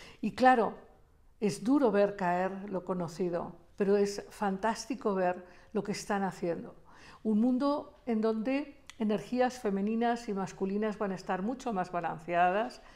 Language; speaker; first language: Spanish; native; Spanish